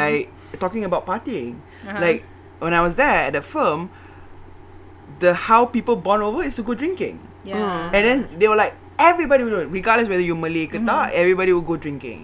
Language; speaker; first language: English; non-native, local second language; Malay